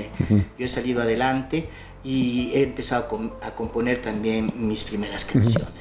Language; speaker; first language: Spanish; native; Spanish